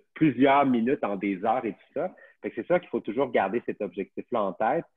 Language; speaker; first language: French; native; French